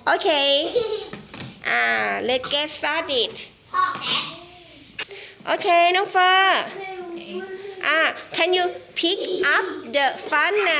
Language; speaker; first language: English; non-native, fluent; Thai